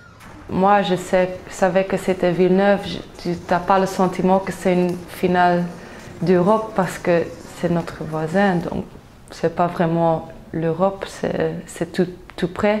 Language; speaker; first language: French; non-native, local second language; Dutch